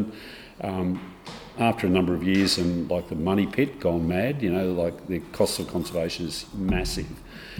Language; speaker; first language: English; native; English